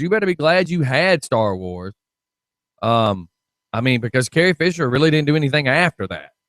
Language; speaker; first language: English; native; English